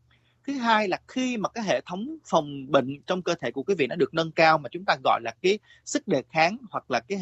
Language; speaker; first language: Vietnamese; native; Vietnamese